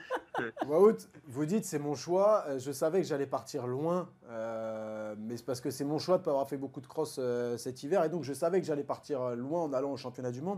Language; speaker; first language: French; native; French